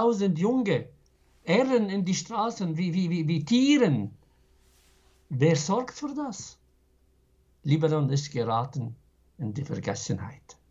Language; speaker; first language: German; non-native, fluent; Arabic